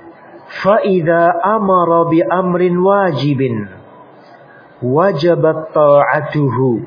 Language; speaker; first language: Arabic; non-native, fluent; Indonesian